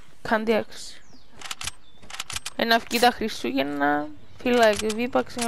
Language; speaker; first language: Greek; native; Greek